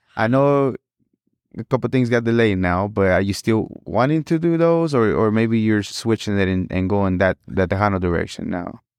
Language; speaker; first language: English; early bilingual, other home language; Spanish